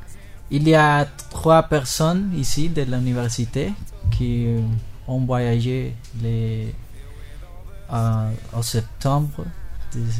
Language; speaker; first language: French; non-native, learner; Spanish